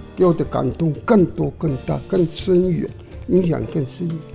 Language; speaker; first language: Chinese; non-native, local second language; Min Nan Chinese